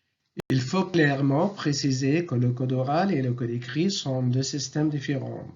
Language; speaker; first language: French; non-native, local second language; Arabic